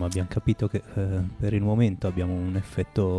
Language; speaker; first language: Italian; native; Italian